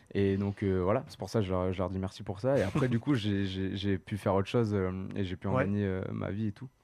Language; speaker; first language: French; native; French